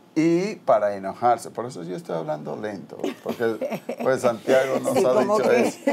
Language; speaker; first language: Spanish; native; Spanish